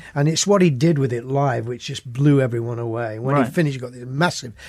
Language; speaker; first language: English; native; English